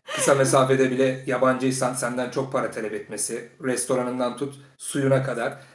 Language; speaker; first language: Turkish; native; Turkish